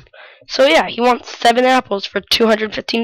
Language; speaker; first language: English; native; English